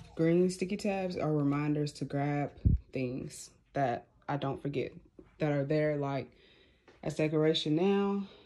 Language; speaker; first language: English; native; English